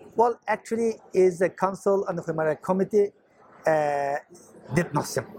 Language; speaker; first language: English; non-native, learner; Chinese